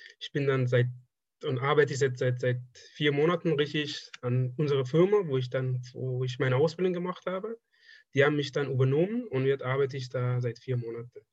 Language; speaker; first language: German; non-native, fluent; Persian